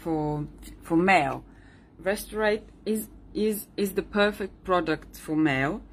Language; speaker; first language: English; non-native, learner; Bulgarian